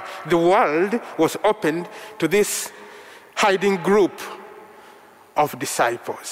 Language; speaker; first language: English; non-native, local second language; Ganda